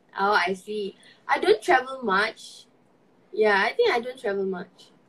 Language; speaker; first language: English; non-native, local second language; Malay